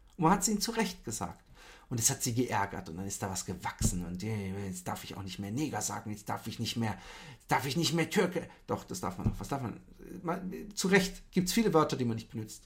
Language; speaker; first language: German; early bilingual, other home language; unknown